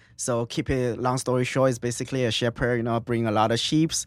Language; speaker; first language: English; non-native, fluent; Chinese